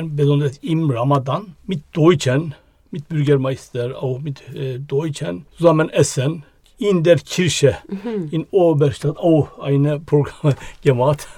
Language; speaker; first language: German; non-native, learner; Turkish